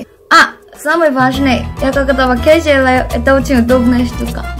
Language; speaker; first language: Russian; non-native, fluent; Korean